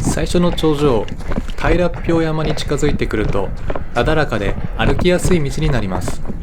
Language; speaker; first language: Japanese; native; Japanese